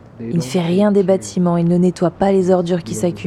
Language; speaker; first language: French; native; French